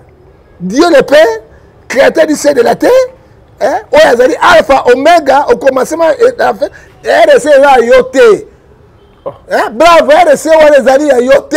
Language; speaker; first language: French; non-native, local second language; Lingala